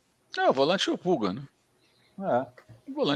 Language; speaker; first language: Portuguese; native; Portuguese